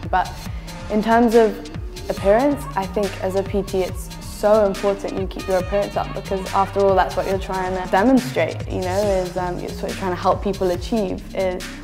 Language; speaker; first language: English; native; English